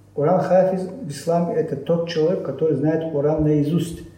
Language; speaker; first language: Russian; non-native, local second language; Chechen